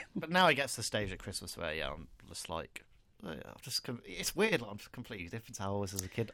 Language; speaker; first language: English; native; English